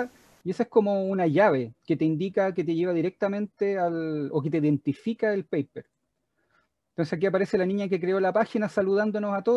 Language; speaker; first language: Spanish; native; Spanish